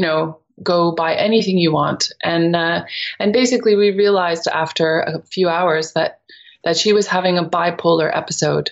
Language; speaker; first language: English; native; English